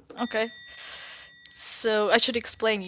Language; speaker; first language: English; non-native, fluent; Ukrainian